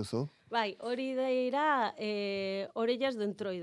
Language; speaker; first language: Basque; non-native, learner; Galician